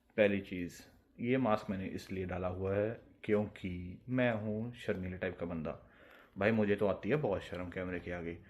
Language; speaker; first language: Hindi; non-native, local second language; Punjabi